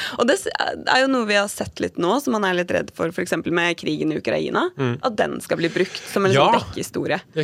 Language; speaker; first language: Norwegian; native; Norwegian